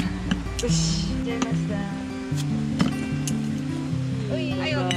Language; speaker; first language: Japanese; native; Japanese